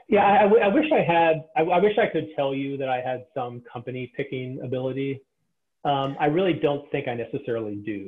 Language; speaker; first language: English; native; English